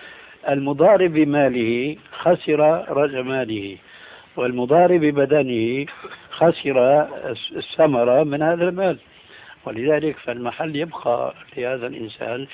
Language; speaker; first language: Arabic; early bilingual, other home language; Albanian